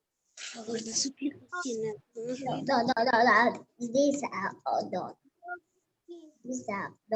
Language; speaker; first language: English; non-native, learner; Spanish